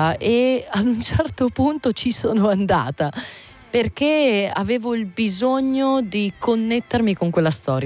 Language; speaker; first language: Italian; native; Italian